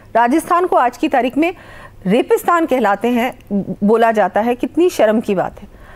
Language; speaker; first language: Hindi; native; Hindi